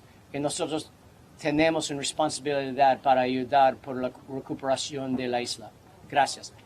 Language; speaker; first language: Spanish; non-native, learner; English